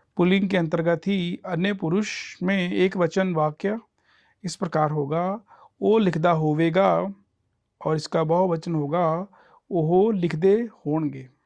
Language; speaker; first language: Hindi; non-native, local second language; Punjabi